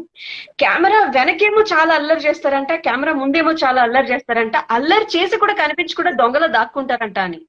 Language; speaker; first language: Telugu; native; Telugu